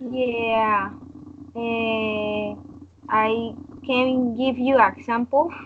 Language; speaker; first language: English; non-native, learner; Spanish